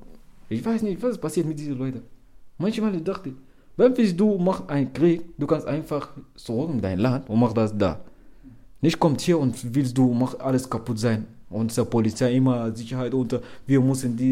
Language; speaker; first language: German; non-native, learner; Arabic